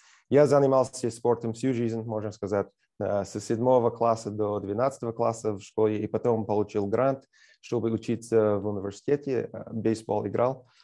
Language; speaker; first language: Russian; non-native, fluent; English